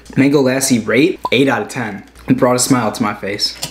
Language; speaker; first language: English; native; English